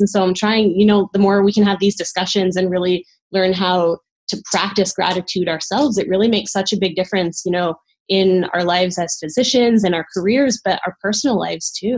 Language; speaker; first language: English; native; English